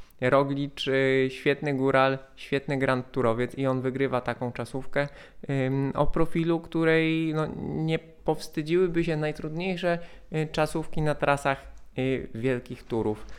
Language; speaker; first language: Polish; native; Polish